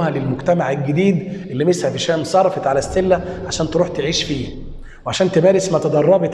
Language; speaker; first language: Arabic; native; Arabic